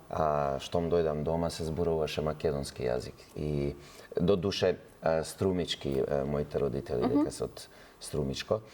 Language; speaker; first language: Macedonian; early bilingual, heritage; Macedonian